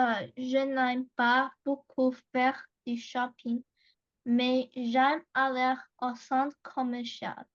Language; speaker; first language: French; non-native, learner; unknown